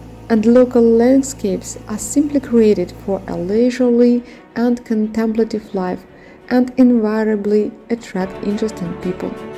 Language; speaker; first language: English; non-native, fluent; Russian